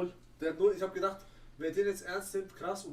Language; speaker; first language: German; native; German